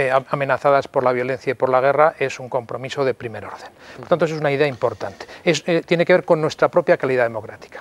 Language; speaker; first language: Spanish; native; Spanish